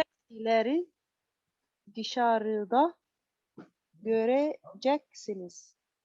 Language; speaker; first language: Turkish; non-native, learner; Arabic